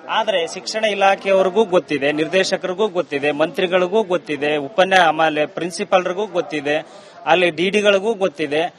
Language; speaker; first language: Kannada; native; Kannada